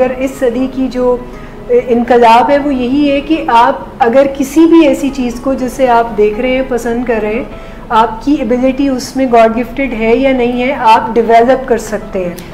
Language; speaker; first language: Urdu; native; Urdu